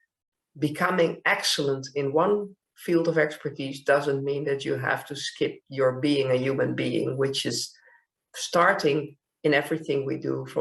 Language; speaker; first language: English; non-native, fluent; Dutch